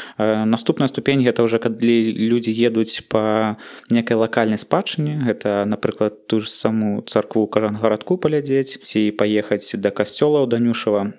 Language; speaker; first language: Belarusian; non-native, local second language; Russian